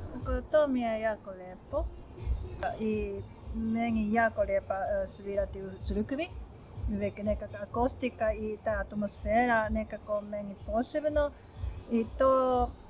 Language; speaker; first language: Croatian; non-native, learner; Japanese